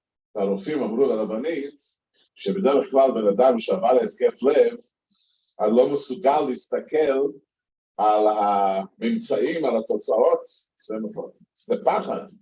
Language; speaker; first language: Hebrew; non-native, fluent; English